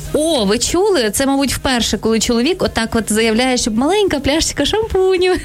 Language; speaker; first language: Ukrainian; native; Ukrainian